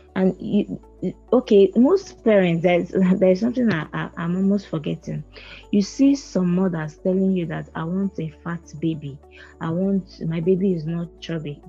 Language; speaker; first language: English; non-native, local second language; Igbo